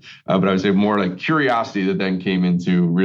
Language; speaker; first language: English; native; English